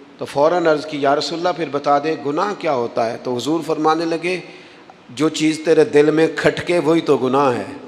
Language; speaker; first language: Urdu; non-native, local second language; Punjabi